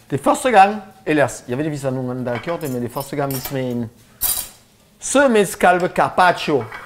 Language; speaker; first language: Danish; non-native, fluent; French